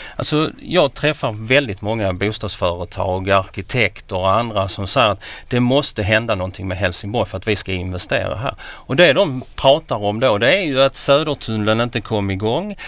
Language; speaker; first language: Swedish; native; Swedish